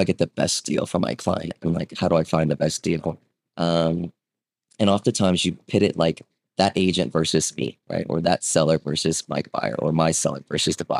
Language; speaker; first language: English; early bilingual, other home language; Vietnamese